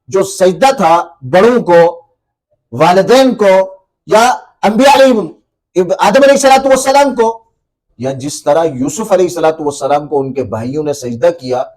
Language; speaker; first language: Urdu; native; Urdu